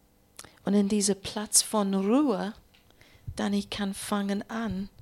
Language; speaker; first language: German; non-native, learner; English